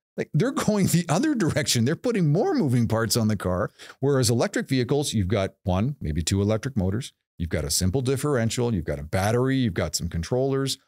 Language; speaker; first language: English; native; English